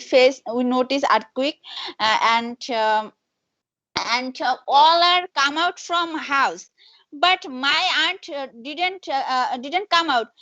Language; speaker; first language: English; non-native, learner; Bangla